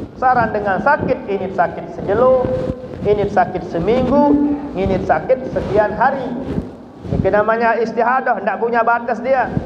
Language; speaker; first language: Malay; non-native, local second language; Sasak